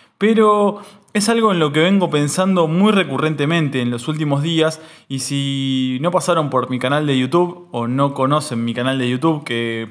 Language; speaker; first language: Spanish; native; Spanish